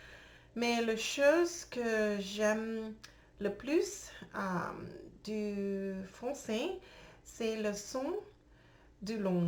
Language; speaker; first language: French; non-native, learner; English